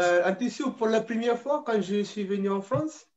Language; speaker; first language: French; non-native, fluent; Fijian